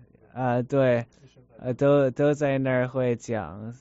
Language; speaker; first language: Chinese; early bilingual, heritage; Chinese